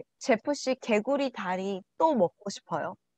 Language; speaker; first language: Korean; non-native, learner; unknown